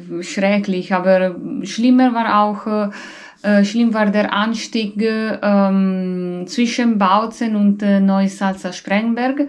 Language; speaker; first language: German; non-native, fluent; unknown